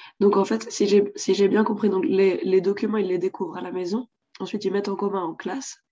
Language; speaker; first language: French; native; French